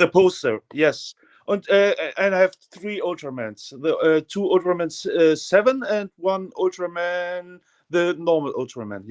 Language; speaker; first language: English; non-native, learner; German